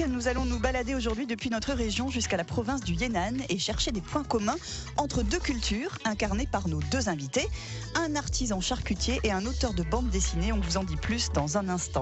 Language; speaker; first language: French; native; French